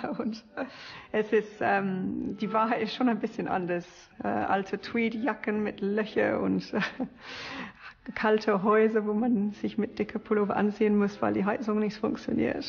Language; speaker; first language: German; non-native, fluent; English